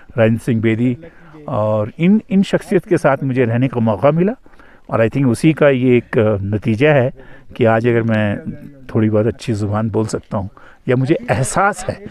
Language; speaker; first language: Urdu; native; Urdu